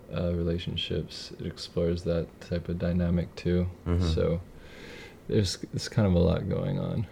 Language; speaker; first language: English; native; English